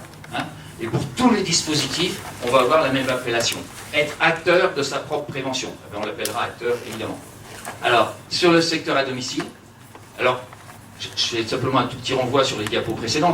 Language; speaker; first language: French; native; French